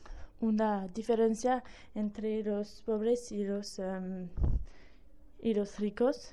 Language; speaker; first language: Spanish; non-native, learner; French